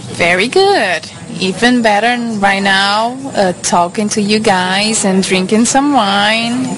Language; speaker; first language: English; non-native, fluent; Portuguese